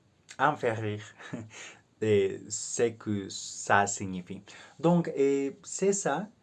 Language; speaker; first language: French; non-native, learner; Spanish